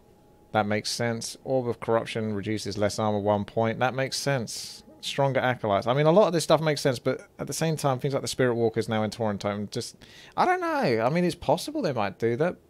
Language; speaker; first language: English; native; English